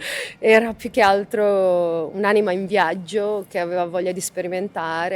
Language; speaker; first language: Italian; native; Italian